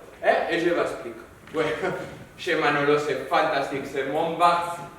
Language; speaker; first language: French; non-native, learner; Spanish